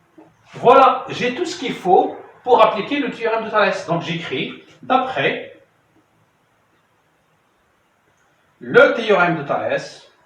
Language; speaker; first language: French; non-native, local second language; Arabic